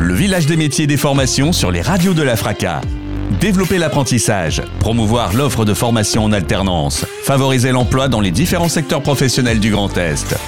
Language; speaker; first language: French; native; French